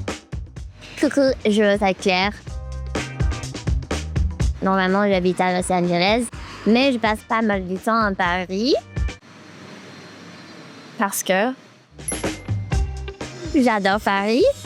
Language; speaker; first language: French; early bilingual, heritage; French